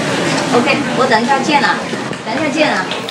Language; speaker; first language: Chinese; non-native, fluent; Vietnamese